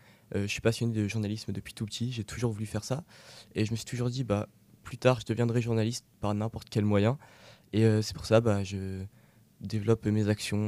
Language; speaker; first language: French; native; French